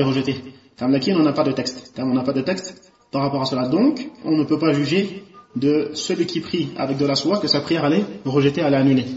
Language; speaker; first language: French; native; French